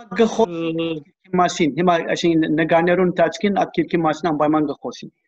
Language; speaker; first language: Armenian; early bilingual, heritage; Armenian